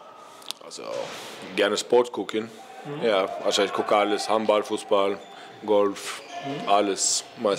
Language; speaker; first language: German; non-native, learner; Norwegian